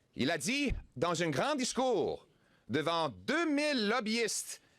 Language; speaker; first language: French; non-native, local second language; English